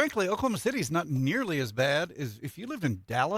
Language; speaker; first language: English; native; English